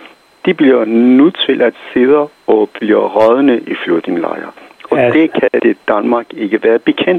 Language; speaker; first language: Danish; non-native, fluent; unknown